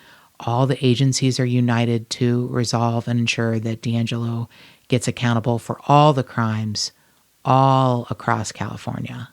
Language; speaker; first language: English; native; English